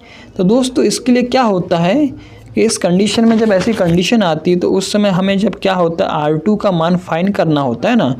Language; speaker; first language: Hindi; native; Hindi